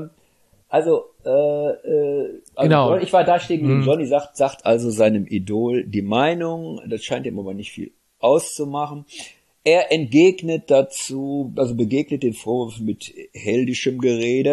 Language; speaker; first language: German; native; German